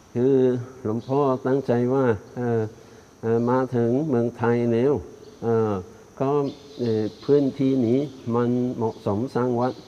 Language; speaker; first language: Thai; non-native, fluent; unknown